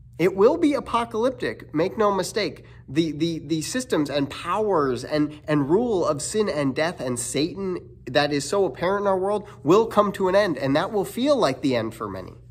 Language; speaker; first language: English; native; English